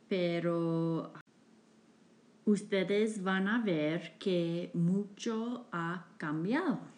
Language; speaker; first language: Spanish; non-native, fluent; English